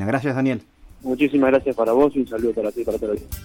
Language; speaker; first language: Spanish; native; Spanish